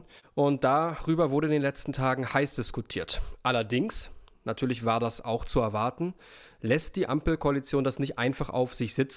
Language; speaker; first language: German; native; German